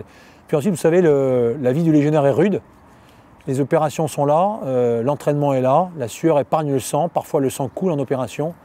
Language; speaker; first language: French; native; French